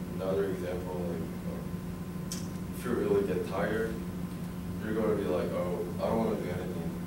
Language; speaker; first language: English; non-native, learner; Korean